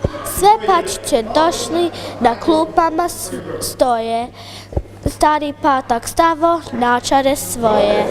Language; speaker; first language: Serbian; early bilingual, heritage; Serbian